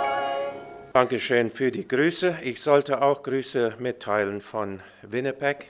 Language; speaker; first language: German; early bilingual, heritage; Plautdietsch